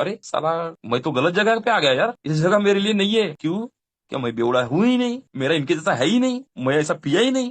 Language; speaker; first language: Hindi; non-native, local second language; Marathi